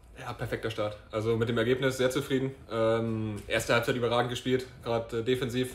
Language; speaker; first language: German; native; German